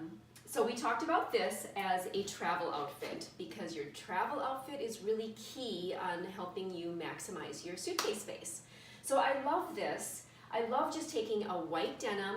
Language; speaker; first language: English; native; English